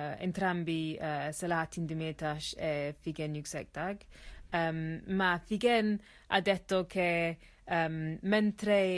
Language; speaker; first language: Italian; non-native, learner; English